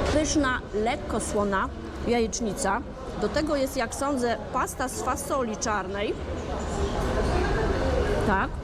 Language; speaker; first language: Polish; native; Polish